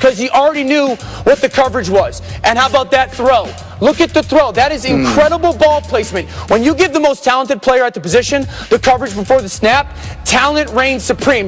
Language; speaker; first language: English; native; English